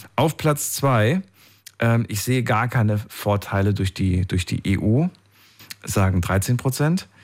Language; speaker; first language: German; native; German